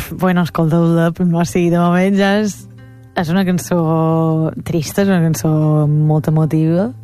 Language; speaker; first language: Catalan; native; Catalan